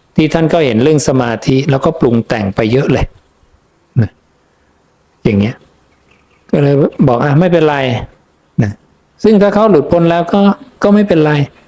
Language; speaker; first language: Thai; native; Thai